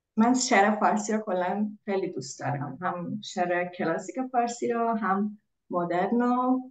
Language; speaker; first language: Persian; non-native, fluent; Hungarian